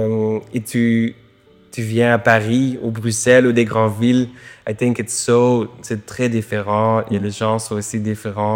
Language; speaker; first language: French; non-native, learner; Dutch